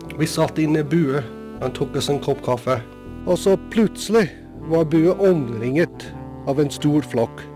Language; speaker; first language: Norwegian; non-native, fluent; English